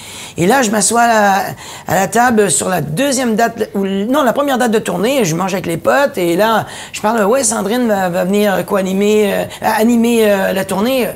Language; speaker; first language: French; native; French